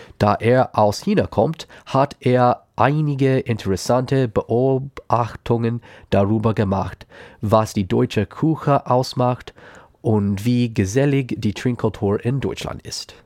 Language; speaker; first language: German; non-native, learner; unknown